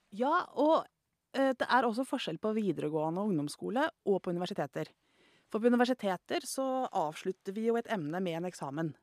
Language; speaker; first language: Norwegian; native; Norwegian